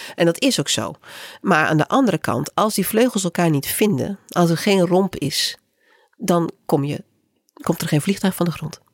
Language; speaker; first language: Dutch; native; Dutch